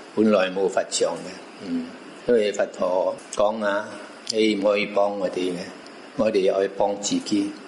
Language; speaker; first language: Cantonese; non-native, local second language; Min Nan Chinese